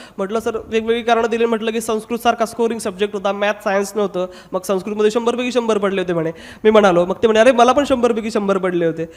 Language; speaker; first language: Marathi; non-native, local second language; Hindi